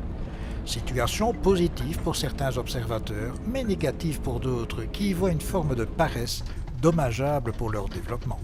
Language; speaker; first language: French; native; French